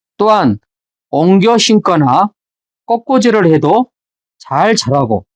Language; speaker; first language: Korean; native; Korean